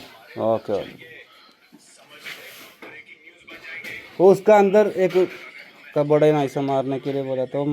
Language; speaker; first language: Hindi; non-native, local second language; Malayalam